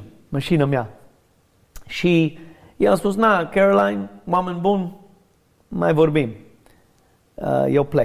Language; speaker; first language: Romanian; non-native, learner; English